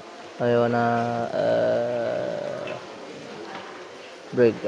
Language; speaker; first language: English; non-native, learner; Indonesian